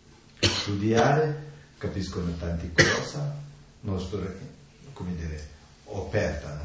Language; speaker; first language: Italian; non-native, learner; Tibetan